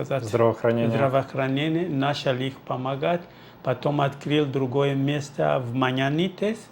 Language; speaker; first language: Russian; non-native, fluent; Portuguese